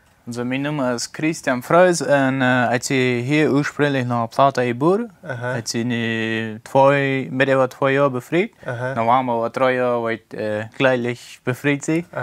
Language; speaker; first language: German; non-native, local second language; Plautdietsch